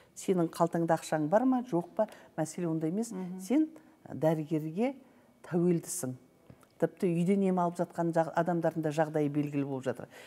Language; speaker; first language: Kazakh; native; Kazakh